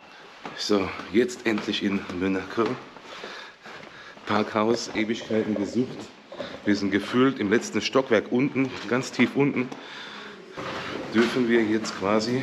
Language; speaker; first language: German; native; German